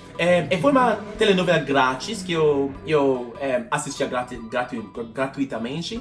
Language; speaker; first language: Portuguese; non-native, fluent; English